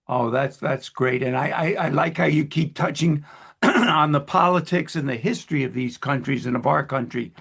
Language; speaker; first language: English; native; English